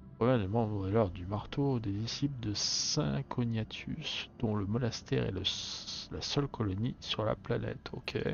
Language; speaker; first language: French; native; French